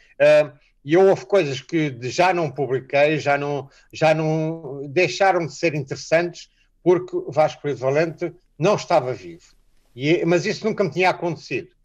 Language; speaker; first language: Portuguese; native; Portuguese